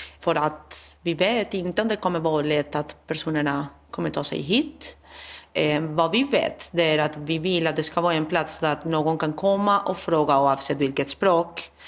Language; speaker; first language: Swedish; non-native, fluent; Spanish